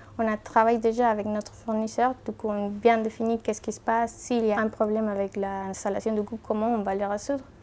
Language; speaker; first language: French; non-native, fluent; Spanish